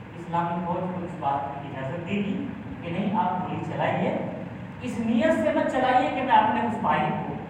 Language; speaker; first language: Urdu; native; Urdu